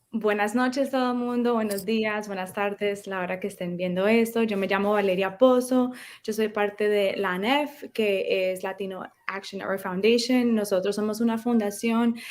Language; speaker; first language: Spanish; early bilingual, heritage; Spanish